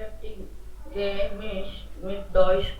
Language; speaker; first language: German; non-native, learner; Hindi